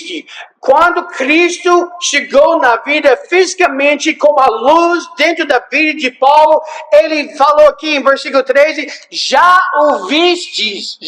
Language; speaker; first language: Portuguese; non-native, fluent; English